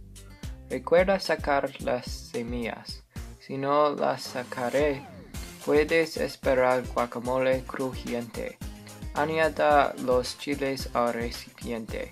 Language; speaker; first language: Spanish; non-native, learner; English